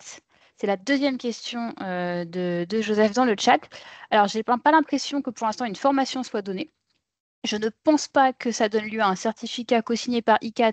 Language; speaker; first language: French; native; French